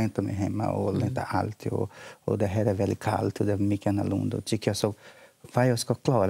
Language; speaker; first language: Swedish; non-native, learner; Portuguese